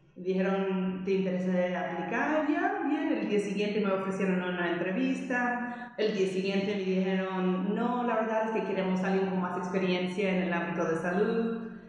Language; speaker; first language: Spanish; non-native, fluent; English